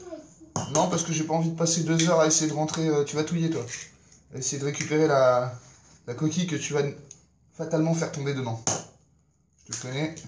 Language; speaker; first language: French; native; French